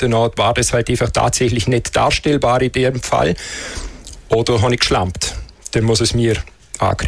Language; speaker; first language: German; native; German